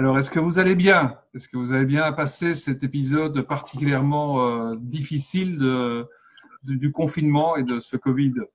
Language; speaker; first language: French; native; French